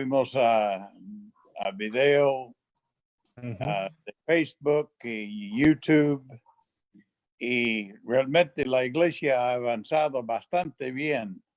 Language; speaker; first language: Spanish; non-native, fluent; English